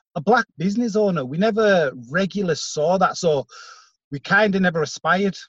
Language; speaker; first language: English; native; English